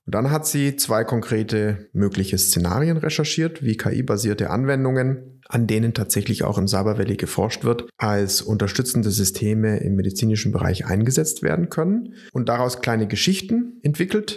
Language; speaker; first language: German; native; German